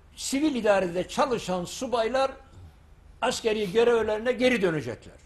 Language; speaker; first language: Turkish; native; Turkish